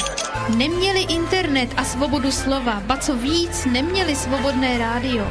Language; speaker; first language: Czech; native; Czech